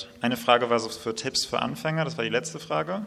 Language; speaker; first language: German; native; German